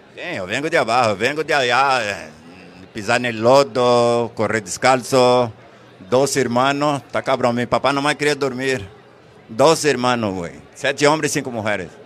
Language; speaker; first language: Spanish; non-native, fluent; Portuguese